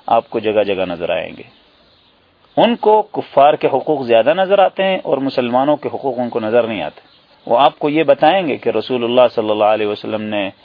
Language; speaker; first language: Urdu; native; Urdu